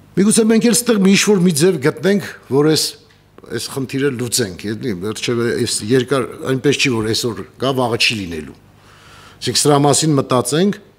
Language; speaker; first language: Armenian; native; Armenian